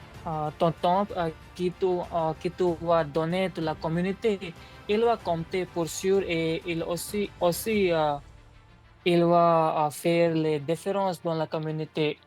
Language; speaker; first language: French; non-native, learner; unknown